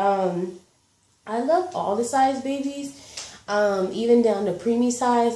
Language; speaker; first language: English; native; English